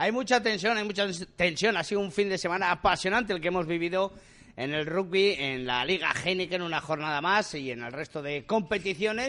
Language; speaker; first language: Spanish; native; Spanish